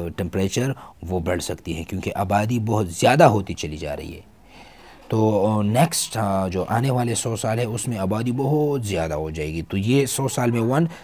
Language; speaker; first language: Urdu; non-native, local second language; Pashto